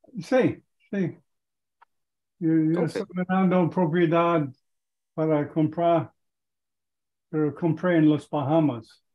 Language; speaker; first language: Spanish; non-native, learner; English